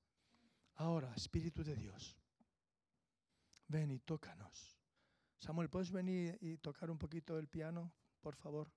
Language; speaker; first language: Spanish; native; Spanish